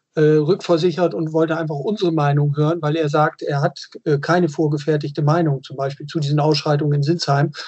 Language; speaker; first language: German; native; German